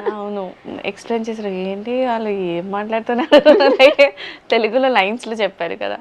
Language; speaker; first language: Telugu; non-native, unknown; Bangla